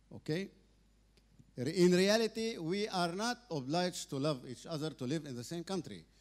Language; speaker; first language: English; non-native, fluent; Arabic